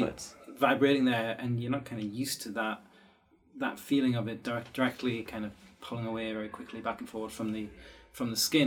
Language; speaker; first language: English; native; English